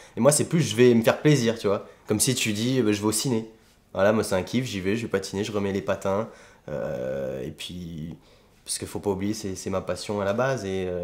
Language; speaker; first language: French; native; French